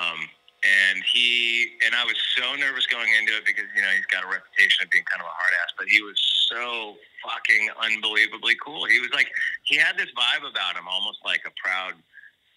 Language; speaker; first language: English; native; English